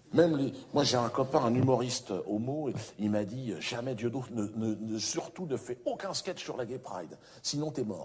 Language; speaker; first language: French; native; French